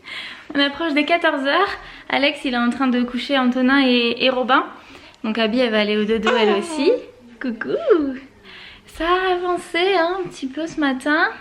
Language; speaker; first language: French; native; French